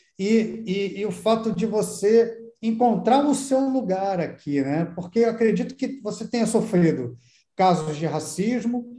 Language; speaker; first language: Portuguese; native; Portuguese